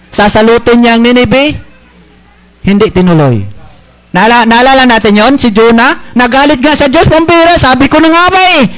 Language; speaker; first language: Filipino; non-native, local second language; Bikol